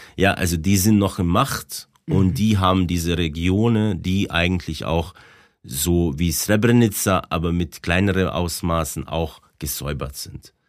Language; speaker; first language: German; non-native, fluent; Bosnian